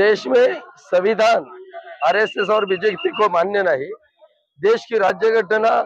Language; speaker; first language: Hindi; non-native, local second language; Marathi